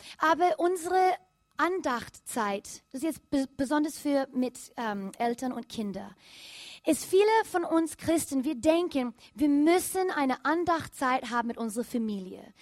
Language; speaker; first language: German; non-native, fluent; English